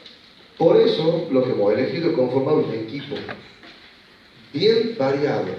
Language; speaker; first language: Spanish; native; Spanish